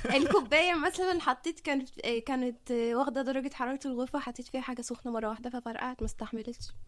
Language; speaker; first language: Egyptian Arabic; early bilingual, heritage; Arabic